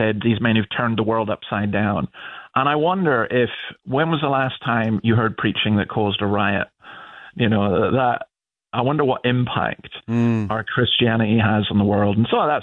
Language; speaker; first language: English; native; English